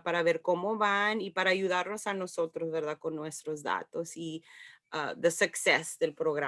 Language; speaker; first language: Spanish; early bilingual, heritage; Spanish